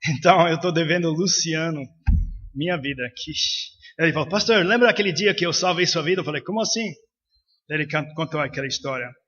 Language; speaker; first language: Portuguese; non-native, fluent; English